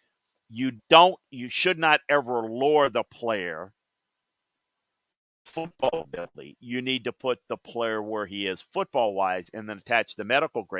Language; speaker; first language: English; native; English